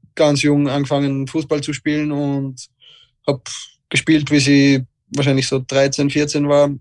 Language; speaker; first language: German; native; German